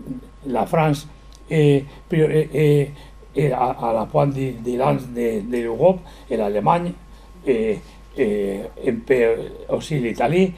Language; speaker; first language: French; non-native, learner; Spanish